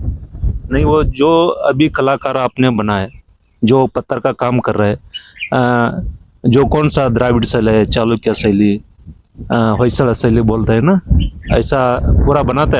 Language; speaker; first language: Hindi; non-native, local second language; Kannada